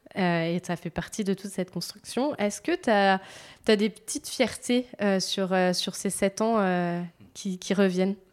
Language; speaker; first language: French; native; French